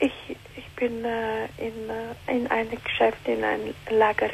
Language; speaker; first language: German; non-native, learner; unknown